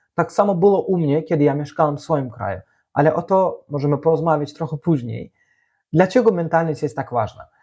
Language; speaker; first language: Polish; non-native, fluent; Azerbaijani